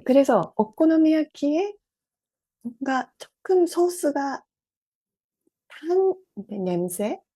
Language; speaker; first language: Korean; non-native, fluent; Japanese